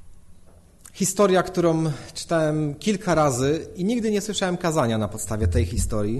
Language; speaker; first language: Polish; native; Polish